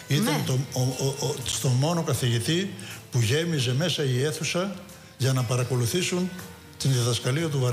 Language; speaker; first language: Greek; native; Greek